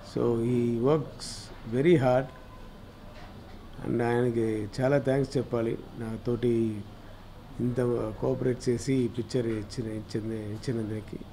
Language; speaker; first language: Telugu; non-native, learner; Tamil